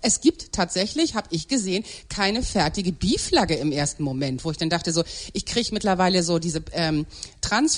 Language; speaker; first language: German; native; German